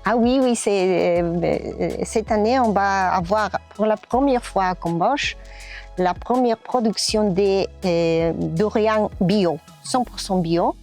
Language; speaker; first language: French; non-native, learner; Spanish